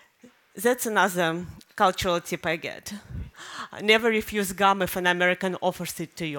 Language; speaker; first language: English; non-native, fluent; Russian